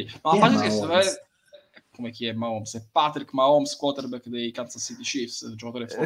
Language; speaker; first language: Italian; native; Italian